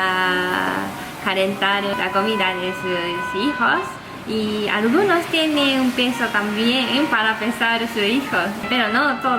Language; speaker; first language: Spanish; non-native, fluent; Japanese